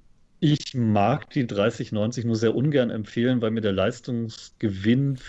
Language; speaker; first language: German; native; German